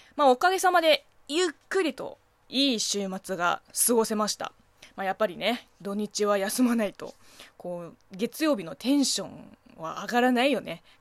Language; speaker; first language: Japanese; non-native, fluent; Chinese